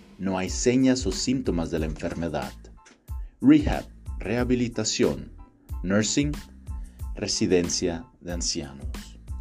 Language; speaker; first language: Spanish; native; Spanish